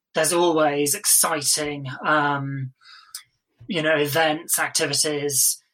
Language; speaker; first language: English; native; English